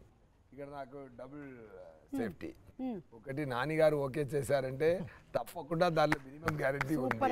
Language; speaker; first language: Telugu; non-native, local second language; Tamil